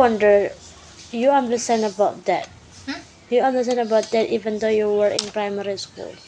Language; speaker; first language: English; non-native, learner; Indonesian